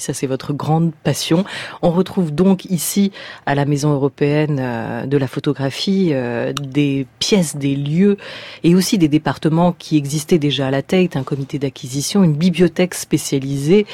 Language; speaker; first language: French; native; French